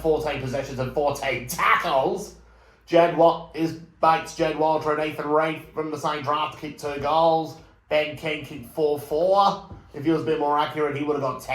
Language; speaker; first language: English; native; English